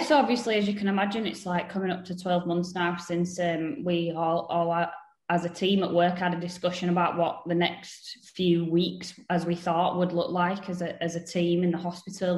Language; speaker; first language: English; native; English